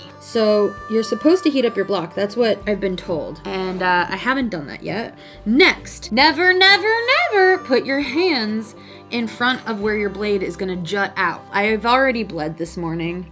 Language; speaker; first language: English; native; English